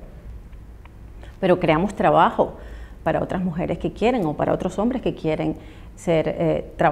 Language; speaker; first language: Spanish; native; Spanish